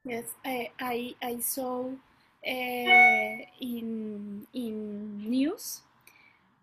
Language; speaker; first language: English; non-native, learner; Spanish